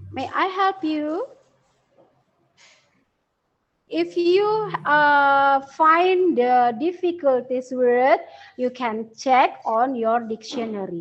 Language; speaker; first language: English; non-native, learner; Indonesian